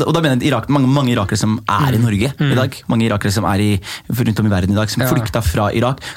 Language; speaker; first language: Norwegian; native; Norwegian